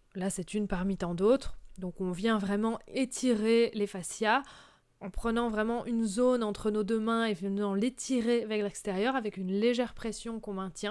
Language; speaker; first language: French; native; French